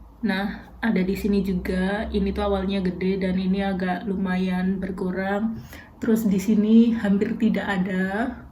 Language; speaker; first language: Indonesian; native; Indonesian